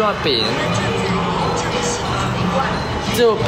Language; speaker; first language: Chinese; non-native, learner; Thai